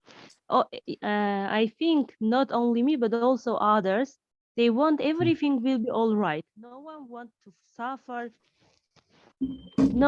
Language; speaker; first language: English; non-native, learner; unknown